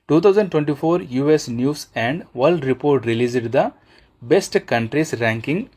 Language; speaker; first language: English; non-native, local second language; Telugu